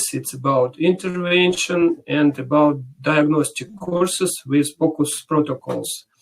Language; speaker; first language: English; non-native, learner; Russian